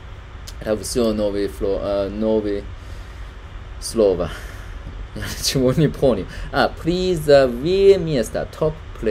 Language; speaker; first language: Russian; non-native, learner; Chinese